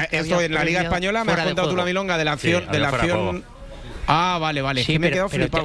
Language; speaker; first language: Spanish; native; Spanish